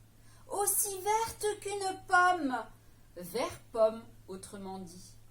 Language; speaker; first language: French; native; French